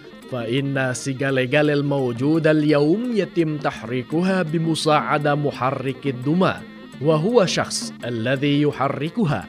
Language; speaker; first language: Arabic; non-native, fluent; Indonesian